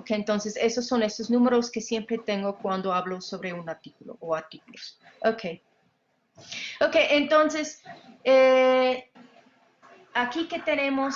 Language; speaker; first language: Spanish; non-native, fluent; English